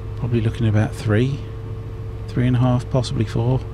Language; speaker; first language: English; native; English